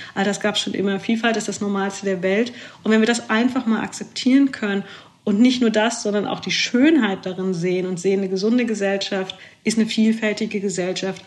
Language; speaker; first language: German; early bilingual, other home language; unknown